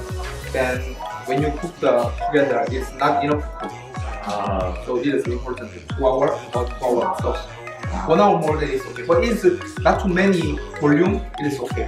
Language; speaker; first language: English; non-native, learner; Korean